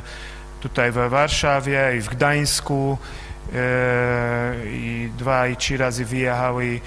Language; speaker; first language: Polish; non-native, fluent; Hungarian